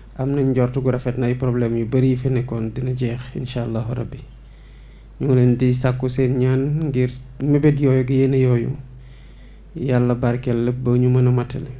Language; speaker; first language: Wolof; non-native, local second language; Serer